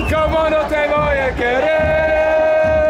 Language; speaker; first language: Spanish; non-native, learner; English